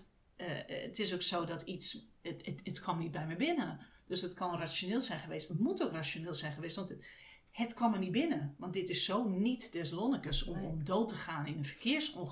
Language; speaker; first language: Dutch; native; Dutch